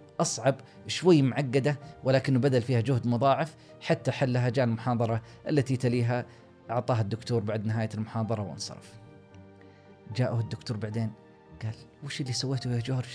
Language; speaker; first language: Arabic; native; Arabic